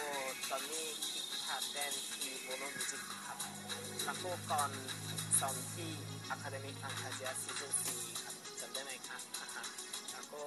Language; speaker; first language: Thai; non-native, learner; Korean